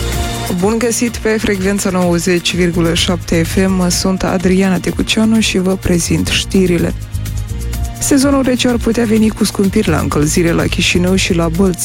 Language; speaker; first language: Romanian; native; Romanian